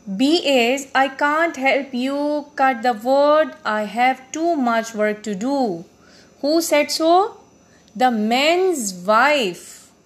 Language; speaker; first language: English; non-native, local second language; Urdu